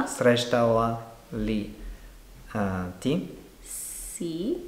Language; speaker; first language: Bulgarian; non-native, learner; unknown